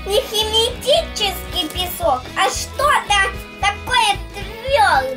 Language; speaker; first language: Russian; native; Russian